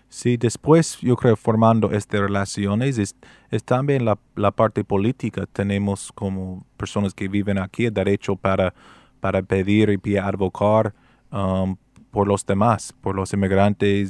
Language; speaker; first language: Spanish; non-native, fluent; English